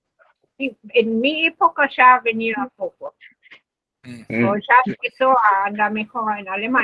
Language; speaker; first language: Spanish; non-native, fluent; German